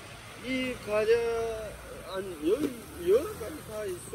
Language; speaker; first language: Korean; non-native, learner; Urdu